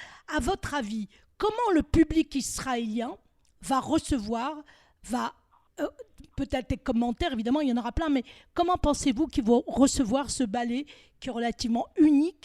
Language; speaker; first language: French; native; French